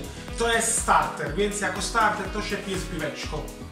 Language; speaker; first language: Polish; non-native, learner; Italian